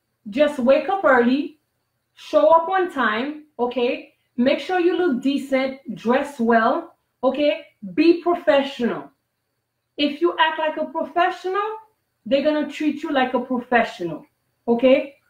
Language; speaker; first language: English; non-native, fluent; Haitian Creole